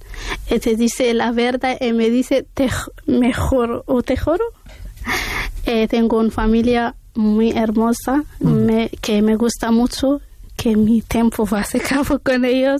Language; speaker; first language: Spanish; non-native, learner; Arabic